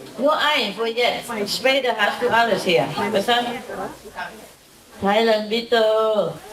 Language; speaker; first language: German; non-native, learner; Vietnamese